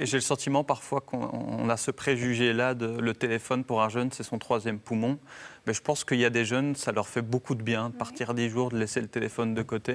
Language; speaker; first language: French; native; French